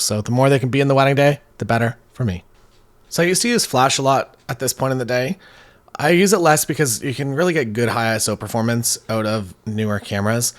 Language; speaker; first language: English; native; English